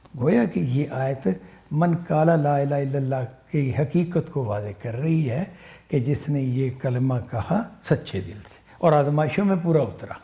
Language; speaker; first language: Urdu; non-native, local second language; Punjabi